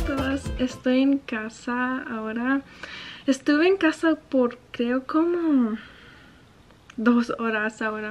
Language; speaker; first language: Spanish; early bilingual, heritage; Spanish